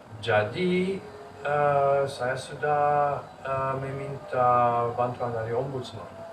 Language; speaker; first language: Indonesian; non-native, fluent; Luxembourgish